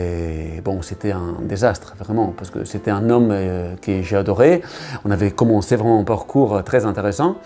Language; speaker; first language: French; non-native, learner; Italian